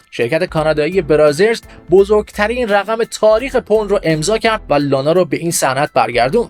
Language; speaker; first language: Persian; native; Persian